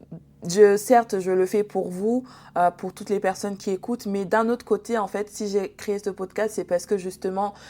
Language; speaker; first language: French; native; French